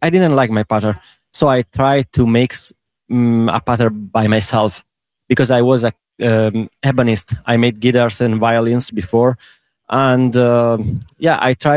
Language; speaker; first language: English; non-native, learner; Italian